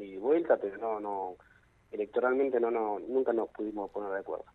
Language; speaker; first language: Spanish; native; Spanish